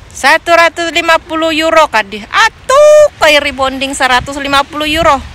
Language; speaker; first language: Malay; non-native, local second language; Central Dusun